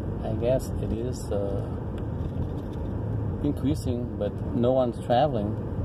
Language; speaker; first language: English; non-native, fluent; Vietnamese